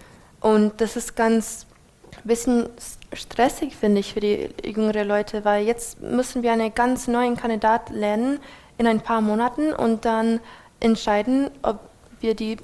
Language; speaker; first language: German; non-native, fluent; English